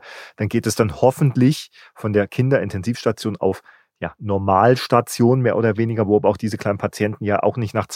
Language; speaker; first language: German; native; German